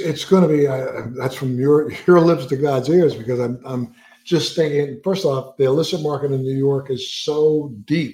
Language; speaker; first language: English; native; English